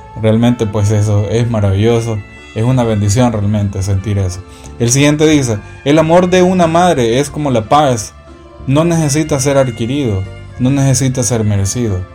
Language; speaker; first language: Spanish; native; Spanish